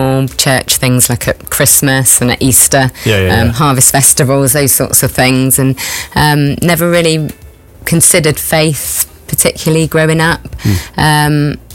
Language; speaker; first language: English; native; English